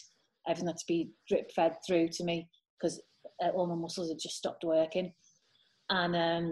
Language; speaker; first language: English; native; English